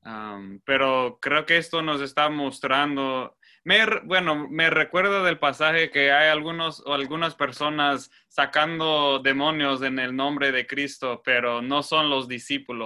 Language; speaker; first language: Spanish; non-native, fluent; English